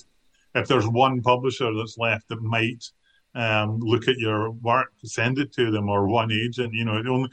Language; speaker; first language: English; native; English